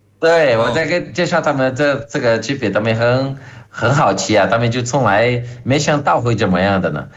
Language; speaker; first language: Chinese; non-native, fluent; Portuguese